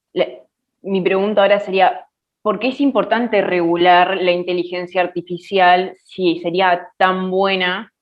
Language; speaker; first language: Spanish; native; Spanish